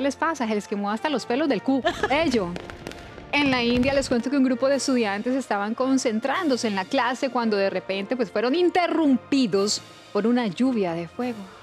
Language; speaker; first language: Spanish; native; Spanish